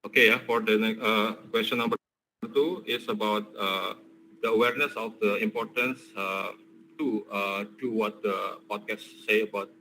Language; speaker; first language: English; non-native, learner; Indonesian